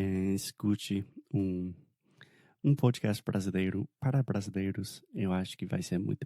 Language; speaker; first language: Portuguese; non-native, fluent; English